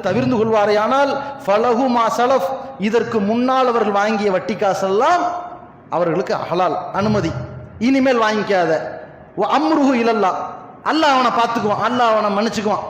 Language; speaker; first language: Tamil; native; Tamil